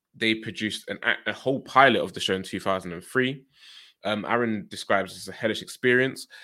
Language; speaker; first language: English; native; English